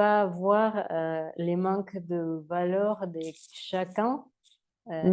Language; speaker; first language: French; non-native, learner; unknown